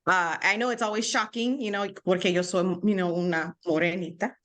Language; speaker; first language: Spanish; non-native, learner; English